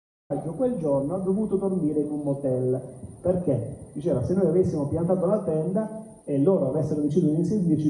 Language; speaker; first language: Italian; native; Italian